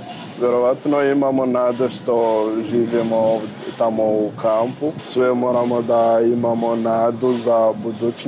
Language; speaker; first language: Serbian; non-native, learner; Rundi